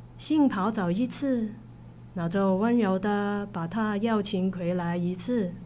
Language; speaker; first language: Chinese; non-native, local second language; Cantonese